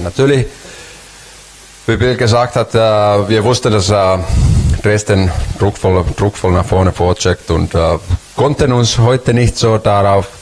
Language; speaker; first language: German; non-native, fluent; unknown